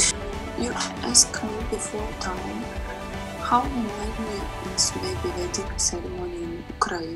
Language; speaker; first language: English; non-native, learner; Russian